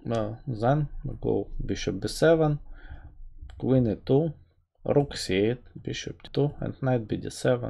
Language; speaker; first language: English; non-native, fluent; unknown